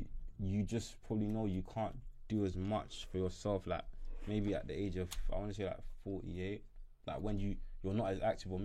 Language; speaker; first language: English; native; English